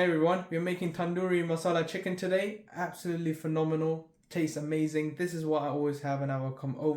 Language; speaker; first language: English; early bilingual, other home language; Tamil